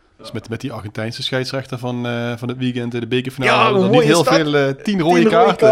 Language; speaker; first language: Dutch; native; Dutch